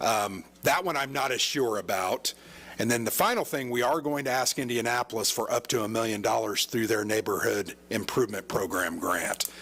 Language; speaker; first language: English; native; English